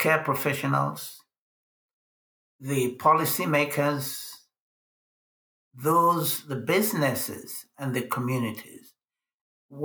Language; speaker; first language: English; non-native, local second language; Igbo